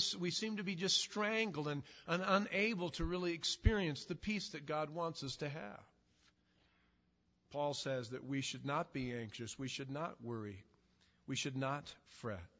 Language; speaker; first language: English; native; English